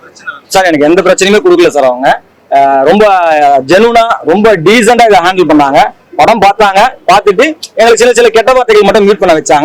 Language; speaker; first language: Tamil; native; Tamil